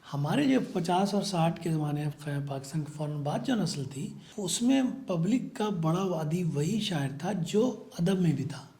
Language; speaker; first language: Urdu; native; Urdu